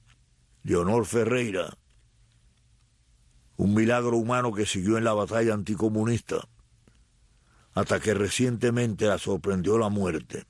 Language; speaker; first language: Spanish; native; Spanish